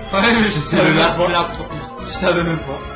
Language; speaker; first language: French; native; French